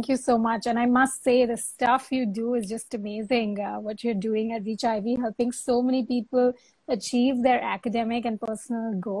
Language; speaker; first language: English; non-native, local second language; Hindi